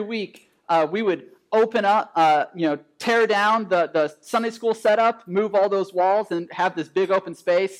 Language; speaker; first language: English; native; English